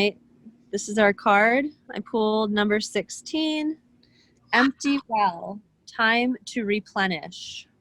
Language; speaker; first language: English; native; English